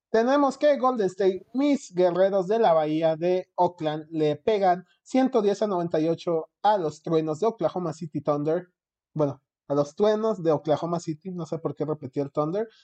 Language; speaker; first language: Spanish; early bilingual, heritage; Spanish